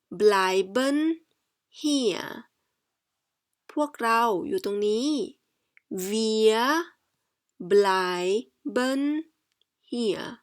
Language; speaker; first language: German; non-native, fluent; Thai